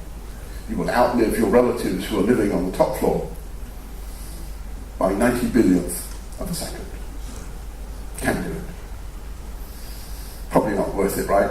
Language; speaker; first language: English; native; English